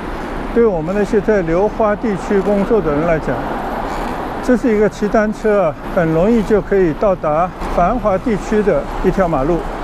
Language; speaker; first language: Chinese; non-native, local second language; Cantonese